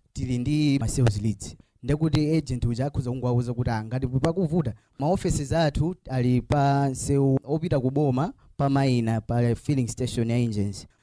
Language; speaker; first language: Nyanja; native; Nyanja